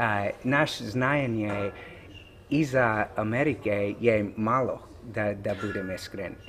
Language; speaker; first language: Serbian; non-native, learner; English